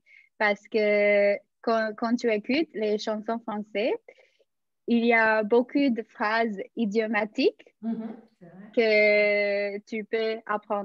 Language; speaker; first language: French; non-native, fluent; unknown